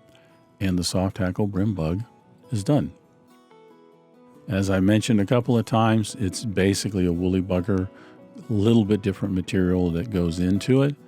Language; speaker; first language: English; native; English